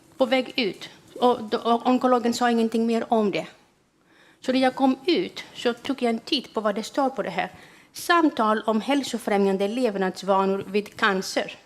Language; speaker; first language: Swedish; non-native, fluent; Greek